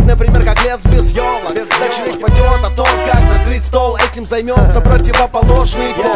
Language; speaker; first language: Russian; native; Russian